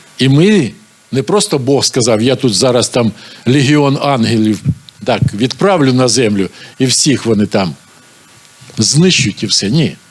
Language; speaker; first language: Ukrainian; non-native, local second language; Russian